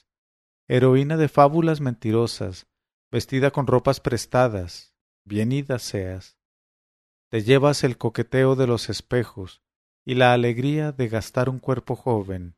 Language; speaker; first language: Spanish; native; Spanish